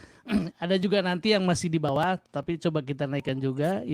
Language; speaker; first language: Indonesian; native; Indonesian